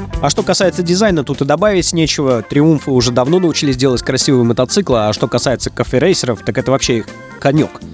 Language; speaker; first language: Russian; native; Russian